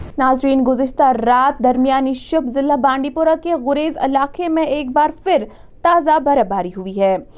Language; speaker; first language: Urdu; non-native, local second language; Kashmiri